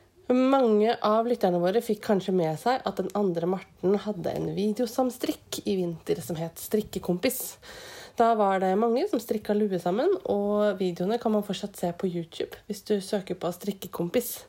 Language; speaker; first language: Norwegian; native; Norwegian